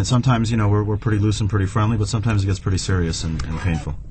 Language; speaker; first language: English; early bilingual, other home language; Russian